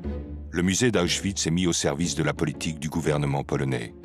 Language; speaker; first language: French; native; French